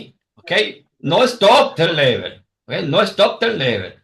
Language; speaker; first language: English; non-native, learner; Spanish